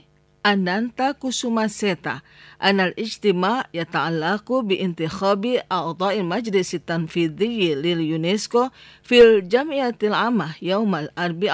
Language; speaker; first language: Arabic; non-native, fluent; Indonesian